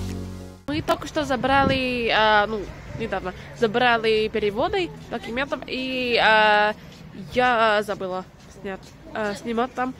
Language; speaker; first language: Russian; non-native, fluent; English